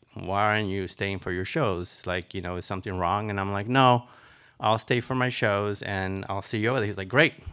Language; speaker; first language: English; early bilingual, other home language; Spanish